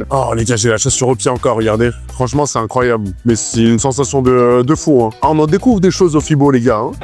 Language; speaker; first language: French; native; French